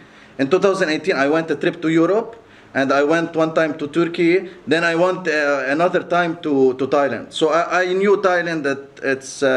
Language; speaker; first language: English; non-native, local second language; Arabic